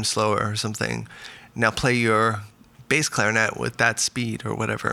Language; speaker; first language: English; native; English